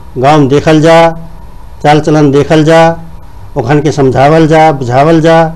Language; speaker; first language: Bhojpuri; non-native, local second language; Rana Tharu